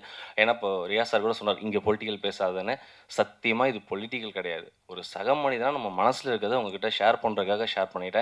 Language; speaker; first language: Tamil; native; Tamil